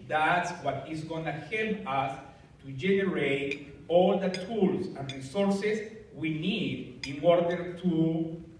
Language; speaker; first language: English; non-native, fluent; Spanish